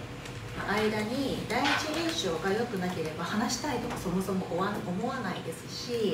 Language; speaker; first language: Japanese; native; Japanese